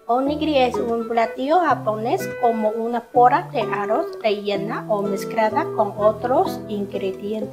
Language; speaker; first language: Spanish; non-native, learner; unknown